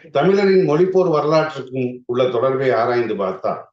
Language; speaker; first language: Tamil; native; Tamil